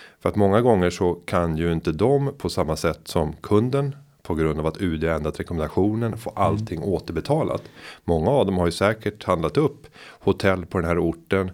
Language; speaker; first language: Swedish; native; Swedish